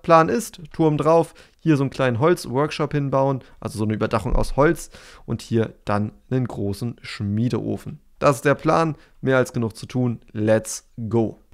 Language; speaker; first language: German; native; German